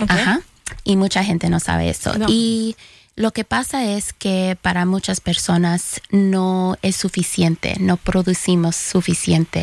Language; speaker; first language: Spanish; early bilingual, heritage; Spanish